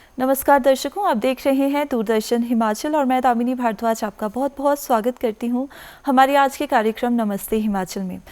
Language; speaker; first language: Hindi; native; Hindi